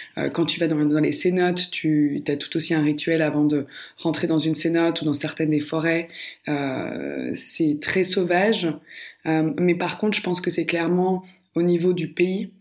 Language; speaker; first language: French; native; French